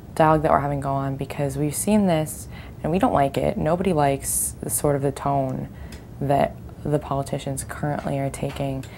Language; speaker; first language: English; native; English